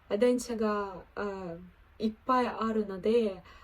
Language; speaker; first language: Japanese; non-native, learner; Ukrainian